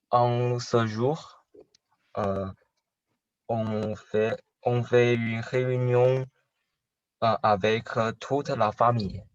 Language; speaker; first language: French; non-native, learner; Chinese